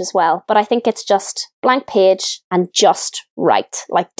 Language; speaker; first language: English; native; English